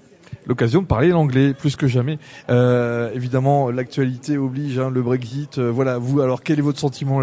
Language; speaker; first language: French; native; French